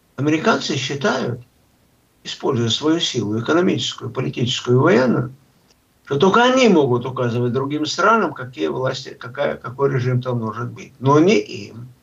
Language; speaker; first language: Russian; native; Russian